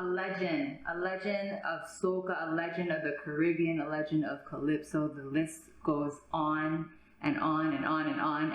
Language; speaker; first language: English; native; English